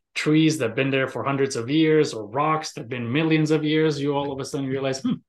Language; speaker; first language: English; non-native, fluent; Romanian